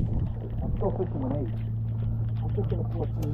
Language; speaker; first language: English; native; English